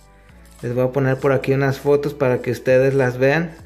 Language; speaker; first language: Spanish; native; Spanish